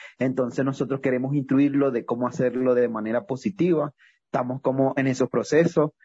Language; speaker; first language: Spanish; native; Spanish